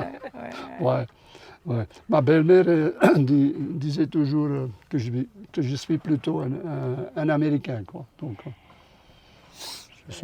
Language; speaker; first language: French; non-native, local second language; Dutch